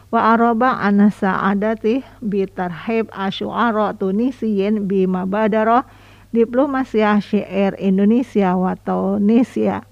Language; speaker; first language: Arabic; non-native, fluent; Indonesian